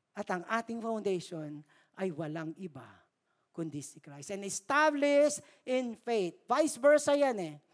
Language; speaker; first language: Filipino; native; Filipino